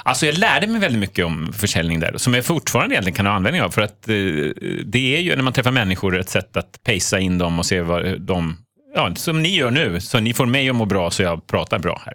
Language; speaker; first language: Swedish; native; Swedish